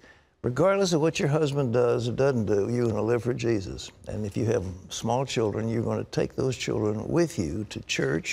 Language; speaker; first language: English; native; English